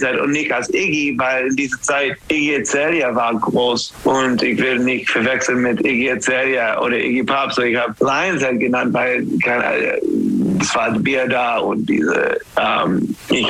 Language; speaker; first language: German; non-native, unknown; English